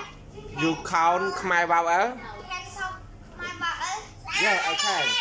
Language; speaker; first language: English; non-native, learner; Khmer